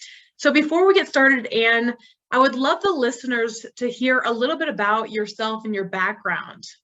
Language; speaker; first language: English; native; English